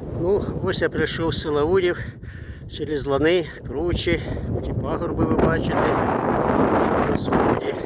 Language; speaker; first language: Ukrainian; non-native, local second language; Russian